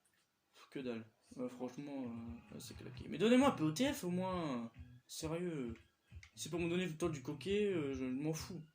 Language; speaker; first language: French; native; French